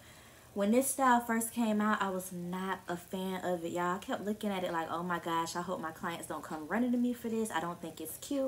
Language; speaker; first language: English; native; English